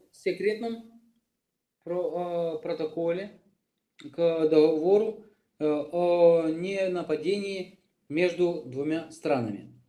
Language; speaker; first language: Russian; native; Russian